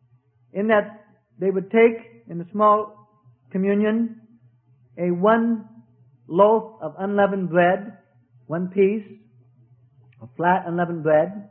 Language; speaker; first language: English; native; English